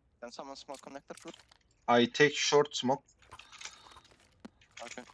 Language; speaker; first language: English; non-native, learner; Turkish